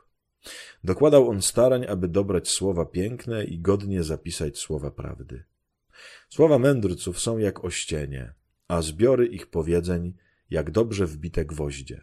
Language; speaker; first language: Polish; native; Polish